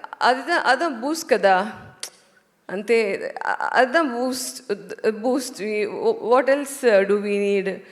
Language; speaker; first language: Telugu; non-native, learner; Tamil